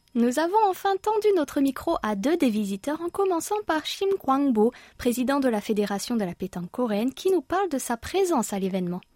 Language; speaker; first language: French; native; French